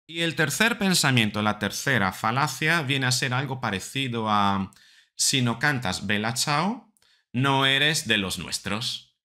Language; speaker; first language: Spanish; non-native, fluent; Italian